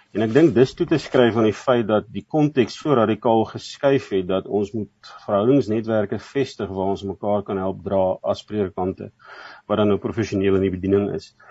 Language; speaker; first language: Afrikaans; native; Afrikaans